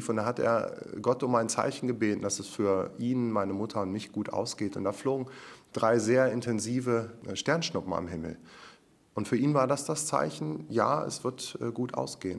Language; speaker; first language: German; native; German